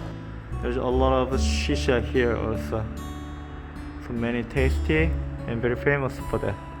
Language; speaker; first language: English; non-native, learner; Korean